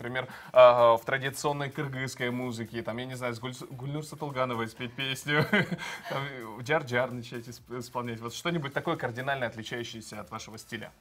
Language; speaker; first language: Russian; native; Russian